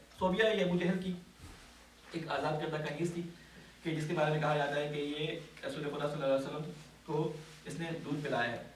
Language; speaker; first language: Urdu; native; Urdu